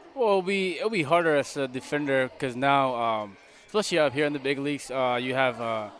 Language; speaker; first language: English; non-native, fluent; Spanish